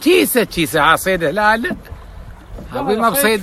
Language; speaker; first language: Arabic; native; Arabic